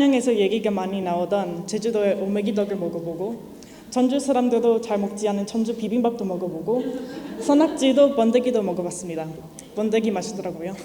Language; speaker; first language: Korean; non-native, fluent; English